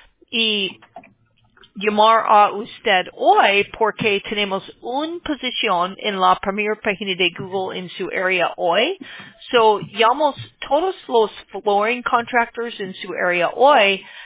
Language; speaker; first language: Spanish; non-native, learner; English